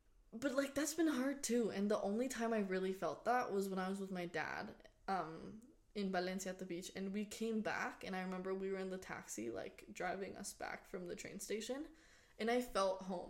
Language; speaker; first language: English; non-native, fluent; Spanish